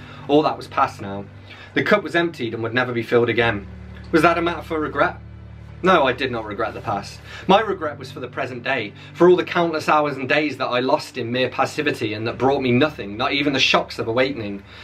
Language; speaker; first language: English; native; English